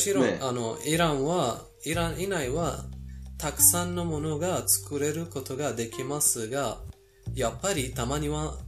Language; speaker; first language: Japanese; non-native, fluent; Persian